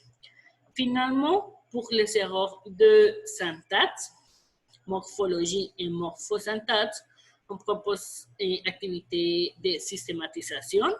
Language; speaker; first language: French; non-native, fluent; Spanish